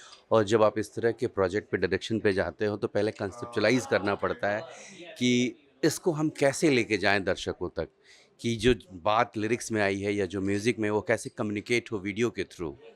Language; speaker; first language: Hindi; native; Hindi